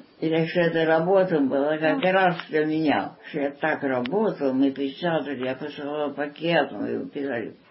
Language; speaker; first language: Russian; early bilingual, heritage; Russian